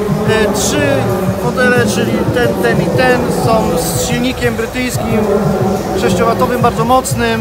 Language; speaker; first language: Polish; native; Polish